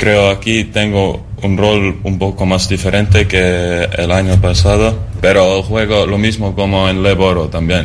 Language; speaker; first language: Spanish; non-native, learner; Estonian